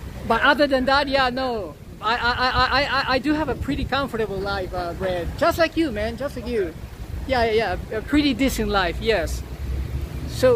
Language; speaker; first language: English; non-native, fluent; Spanish